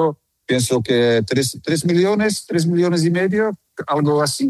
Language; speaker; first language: Spanish; non-native, fluent; Dutch